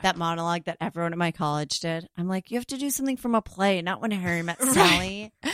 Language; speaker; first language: English; native; English